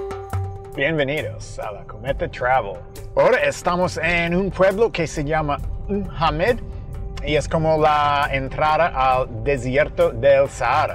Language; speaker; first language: Spanish; non-native, fluent; English